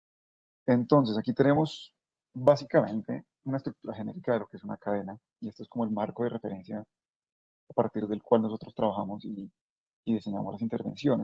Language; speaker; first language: Spanish; native; Spanish